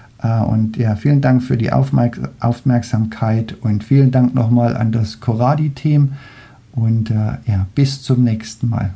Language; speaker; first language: German; non-native, fluent; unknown